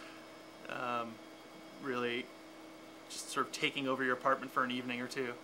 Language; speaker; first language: English; native; English